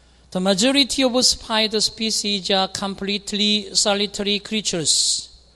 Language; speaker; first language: English; non-native, fluent; Korean